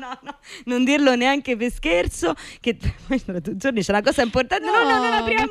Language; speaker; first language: Italian; native; Italian